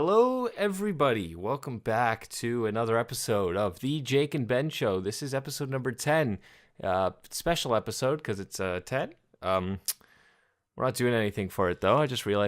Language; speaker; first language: English; native; English